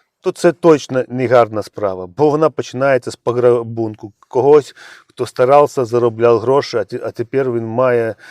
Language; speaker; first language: Ukrainian; native; Ukrainian